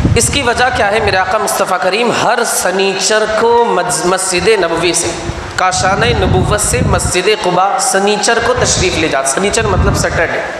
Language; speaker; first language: Urdu; native; Urdu